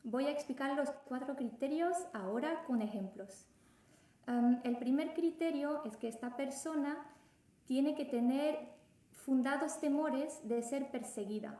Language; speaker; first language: Spanish; non-native, fluent; French